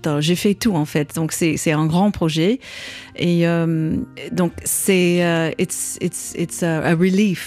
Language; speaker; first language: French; non-native, learner; English